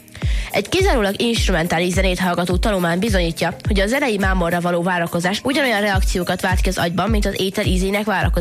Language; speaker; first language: Hungarian; native; Hungarian